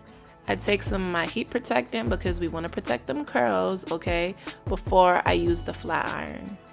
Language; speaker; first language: English; native; English